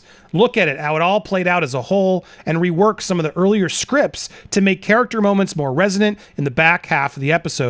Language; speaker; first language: English; native; English